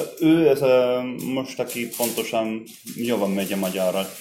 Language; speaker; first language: Hungarian; non-native, learner; Spanish